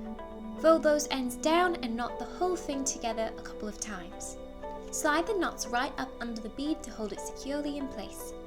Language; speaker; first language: English; native; English